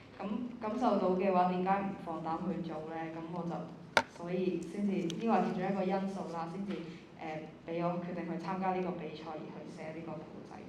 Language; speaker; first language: Cantonese; native; Cantonese